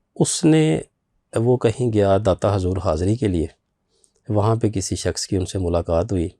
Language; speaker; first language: Urdu; non-native, local second language; Punjabi